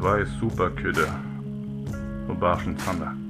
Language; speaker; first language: German; non-native, learner; French